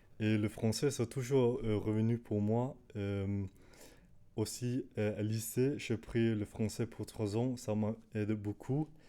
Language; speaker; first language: French; non-native, learner; Danish